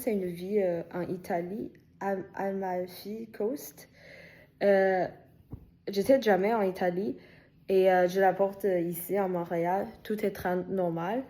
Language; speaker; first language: French; non-native, fluent; Chinese